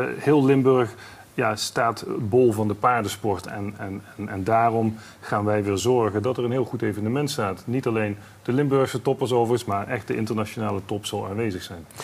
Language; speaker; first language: Dutch; native; Dutch